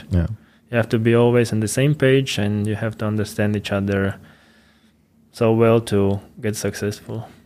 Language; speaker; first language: English; non-native, fluent; Latvian